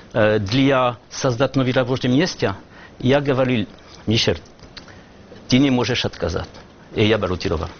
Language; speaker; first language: Russian; non-native, learner; French